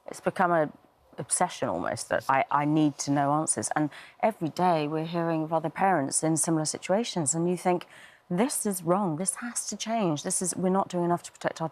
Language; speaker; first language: English; native; English